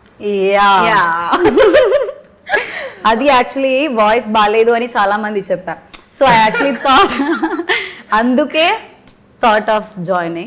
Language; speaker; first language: Telugu; non-native, learner; Malayalam